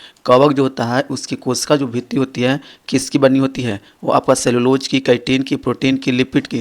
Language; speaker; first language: Hindi; native; Hindi